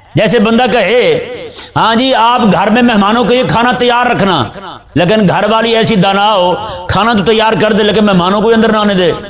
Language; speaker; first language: Urdu; non-native, local second language; Punjabi